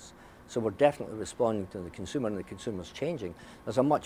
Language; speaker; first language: English; native; English